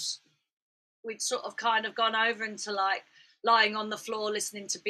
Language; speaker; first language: English; native; English